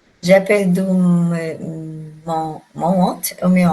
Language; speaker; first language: French; non-native, learner; Portuguese